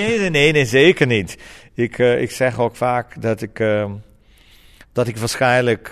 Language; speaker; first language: Dutch; non-native, fluent; Portuguese